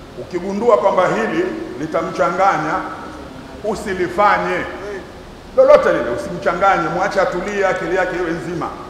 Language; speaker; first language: Swahili; native; Swahili